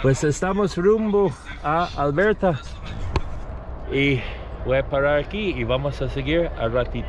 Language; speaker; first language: Spanish; non-native, fluent; English